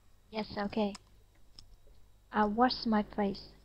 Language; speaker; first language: English; non-native, fluent; Vietnamese